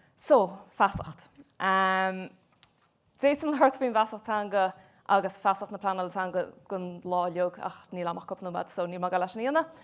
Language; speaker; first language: Irish; native; Irish